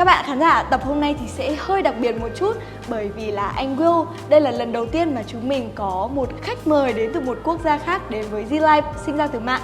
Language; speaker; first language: Vietnamese; native; Vietnamese